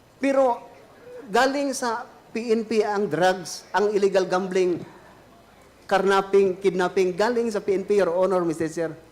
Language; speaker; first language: Filipino; non-native, local second language; Cebuano